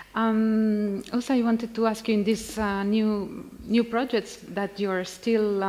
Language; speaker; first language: English; non-native, fluent; Catalan